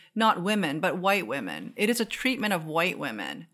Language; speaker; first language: English; non-native, fluent; Korean